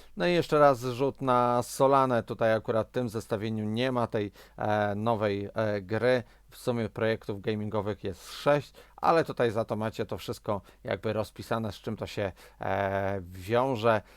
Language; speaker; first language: Polish; native; Polish